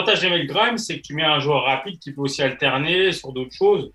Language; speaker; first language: French; native; French